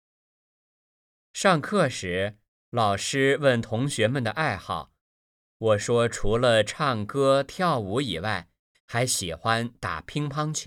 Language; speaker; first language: Chinese; native; Chinese